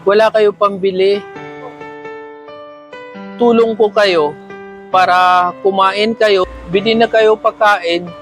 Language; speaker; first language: Filipino; non-native, learner; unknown